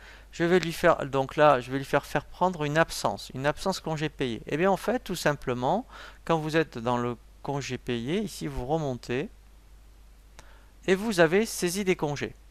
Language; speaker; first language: French; native; French